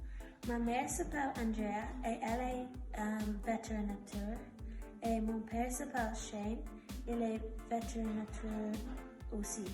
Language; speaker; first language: French; non-native, learner; English